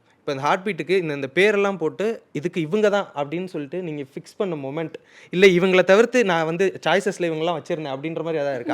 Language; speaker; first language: Tamil; native; Tamil